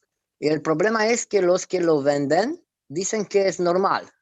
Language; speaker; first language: Spanish; non-native, fluent; Romanian